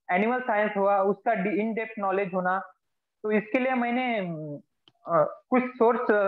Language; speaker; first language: Hindi; non-native, local second language; Marathi